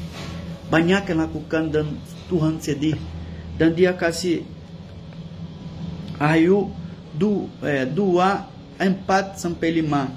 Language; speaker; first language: Indonesian; non-native, fluent; Portuguese